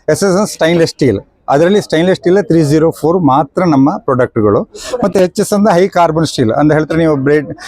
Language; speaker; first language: Kannada; native; Kannada